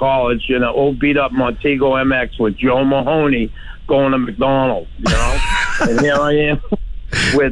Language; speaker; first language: English; native; English